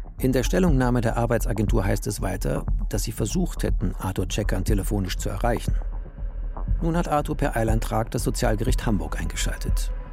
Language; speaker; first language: German; native; German